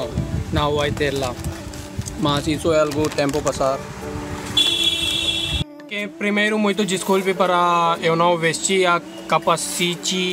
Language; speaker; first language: Portuguese; non-native, learner; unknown